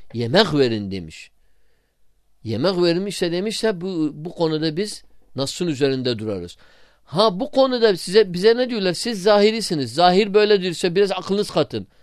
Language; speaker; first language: Turkish; non-native, fluent; Arabic